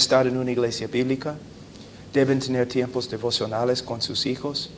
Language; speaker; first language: Spanish; non-native, fluent; English